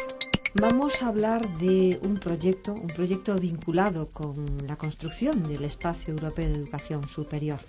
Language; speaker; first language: Spanish; native; Spanish